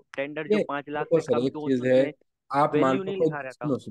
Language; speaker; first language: Hindi; native; Hindi